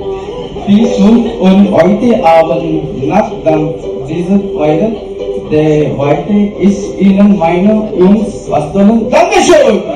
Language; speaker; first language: German; non-native, learner; Konkani